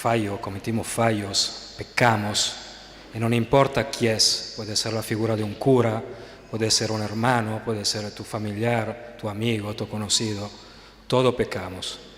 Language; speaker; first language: Spanish; non-native, fluent; Italian